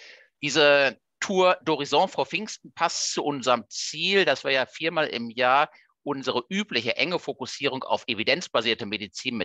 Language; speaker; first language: German; native; German